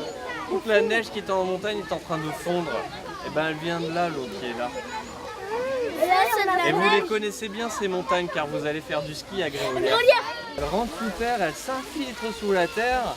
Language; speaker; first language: French; native; French